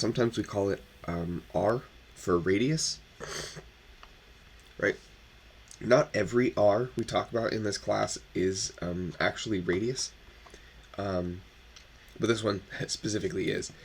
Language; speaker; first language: English; native; English